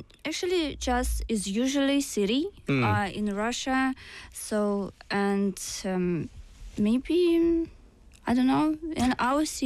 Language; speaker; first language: English; non-native, learner; Russian